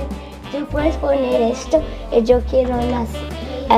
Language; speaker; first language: Spanish; early bilingual, heritage; Spanish